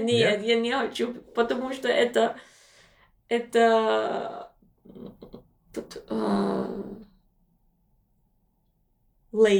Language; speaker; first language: Russian; non-native, learner; English